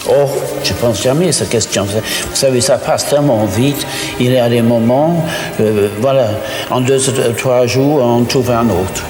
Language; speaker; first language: French; non-native, fluent; English